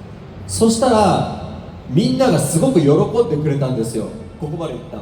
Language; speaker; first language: Japanese; native; Japanese